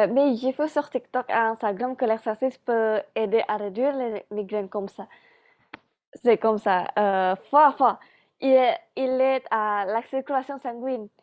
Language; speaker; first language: French; non-native, learner; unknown